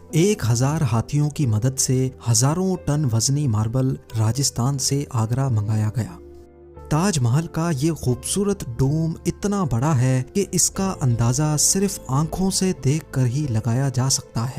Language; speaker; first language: Urdu; native; Urdu